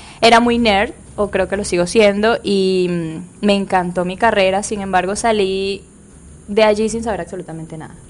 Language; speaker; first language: Spanish; native; Spanish